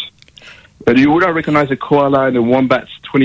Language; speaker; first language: English; non-native, fluent; French